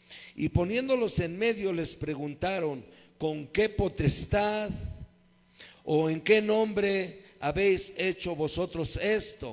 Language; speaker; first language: Spanish; native; Spanish